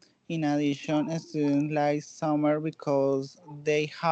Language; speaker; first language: English; non-native, learner; Spanish